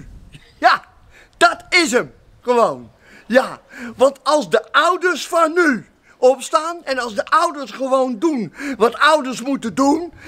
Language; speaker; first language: Dutch; native; Dutch